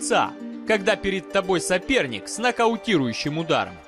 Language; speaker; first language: Russian; native; Russian